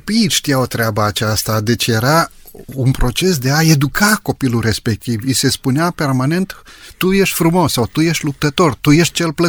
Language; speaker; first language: Romanian; native; Romanian